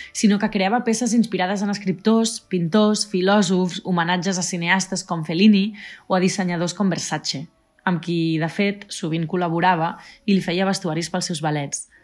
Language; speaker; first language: Catalan; native; Catalan